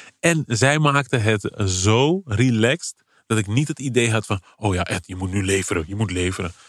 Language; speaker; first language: Dutch; early bilingual, other home language; Kabuverdianu